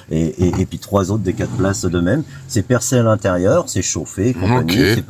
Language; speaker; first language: French; native; French